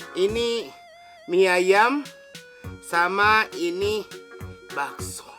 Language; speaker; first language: Indonesian; non-native, fluent; Japanese